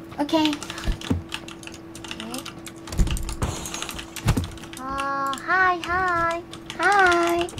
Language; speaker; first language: English; non-native, learner; Korean